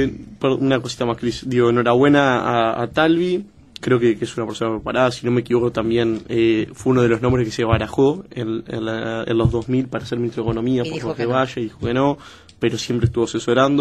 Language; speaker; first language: Spanish; native; Spanish